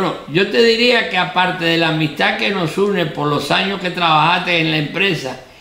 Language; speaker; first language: Spanish; native; Spanish